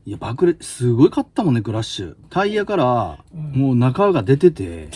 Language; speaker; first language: Japanese; native; Japanese